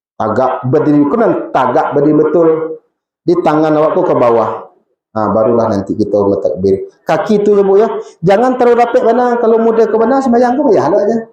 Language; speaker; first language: Malay; non-native, local second language; Minangkabau